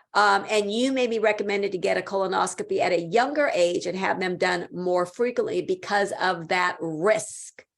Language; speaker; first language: English; native; English